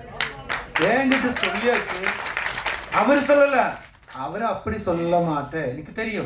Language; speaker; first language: Tamil; non-native, learner; Malayalam